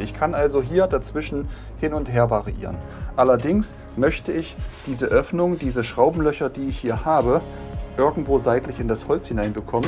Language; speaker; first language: German; native; German